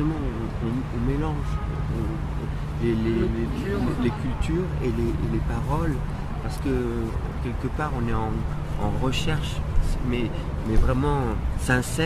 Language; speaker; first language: French; native; French